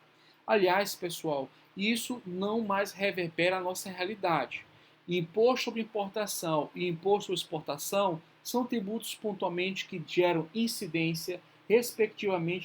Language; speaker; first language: Portuguese; native; Portuguese